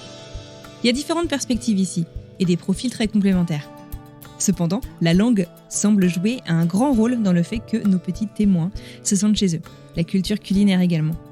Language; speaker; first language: French; native; French